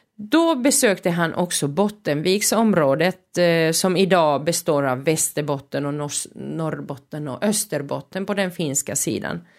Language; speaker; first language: Swedish; non-native, local second language; Finnish